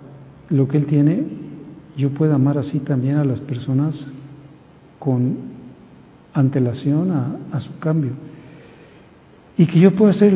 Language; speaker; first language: Spanish; native; Spanish